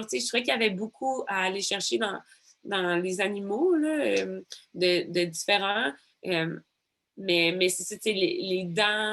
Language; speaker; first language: French; native; French